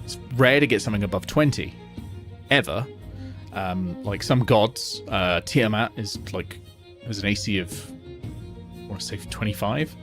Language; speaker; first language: English; native; English